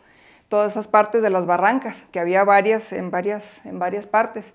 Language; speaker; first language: Spanish; native; Spanish